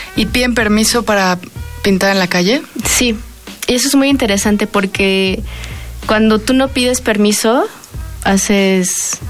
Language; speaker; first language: Spanish; native; Spanish